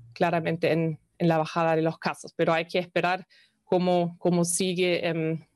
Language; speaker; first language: Spanish; non-native, fluent; German